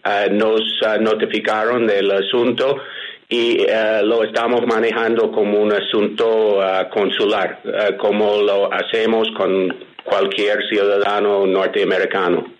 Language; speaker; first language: Spanish; non-native, fluent; English